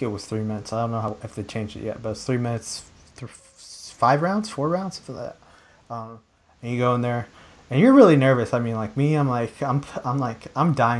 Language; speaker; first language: English; native; English